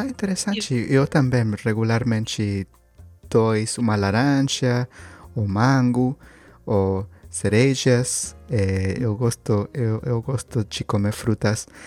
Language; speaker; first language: Portuguese; non-native, learner; Spanish